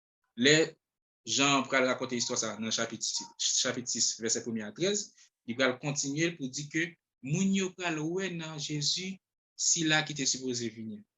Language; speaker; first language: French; non-native, local second language; Haitian Creole